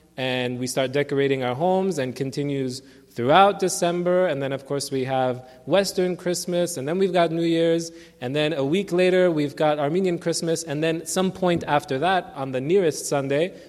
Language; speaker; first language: English; early bilingual, other home language; Armenian